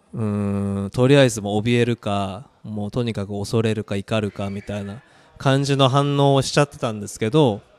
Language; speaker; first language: Japanese; early bilingual, other home language; Korean